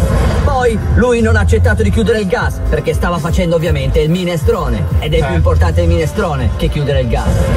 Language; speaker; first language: Italian; native; Italian